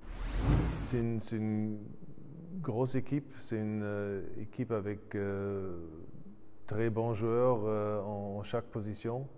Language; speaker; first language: French; non-native, fluent; German